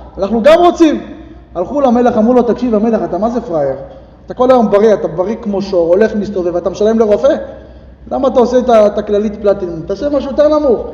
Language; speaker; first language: Hebrew; native; Hebrew